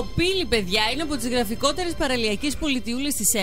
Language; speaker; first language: Greek; native; Greek